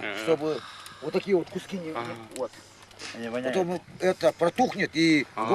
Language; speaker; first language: Russian; native; Russian